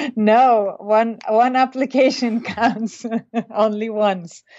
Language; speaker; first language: English; non-native, fluent; Bulgarian